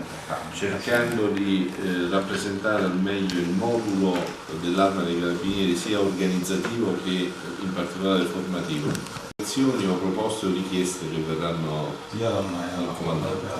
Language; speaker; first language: Italian; native; Italian